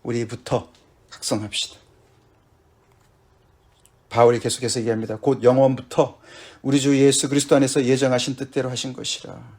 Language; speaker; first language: Korean; native; Korean